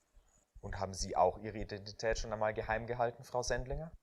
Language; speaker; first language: German; native; German